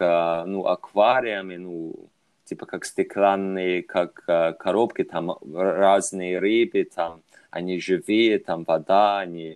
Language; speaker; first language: Russian; non-native, fluent; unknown